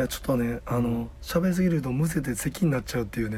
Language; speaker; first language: Japanese; native; Japanese